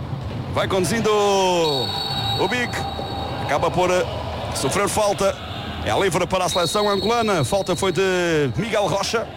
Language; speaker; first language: Portuguese; native; Portuguese